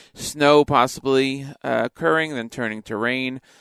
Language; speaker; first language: English; native; English